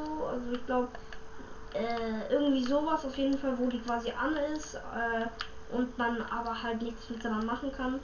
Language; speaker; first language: German; native; German